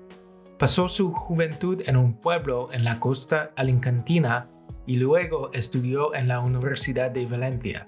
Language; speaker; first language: Spanish; non-native, fluent; English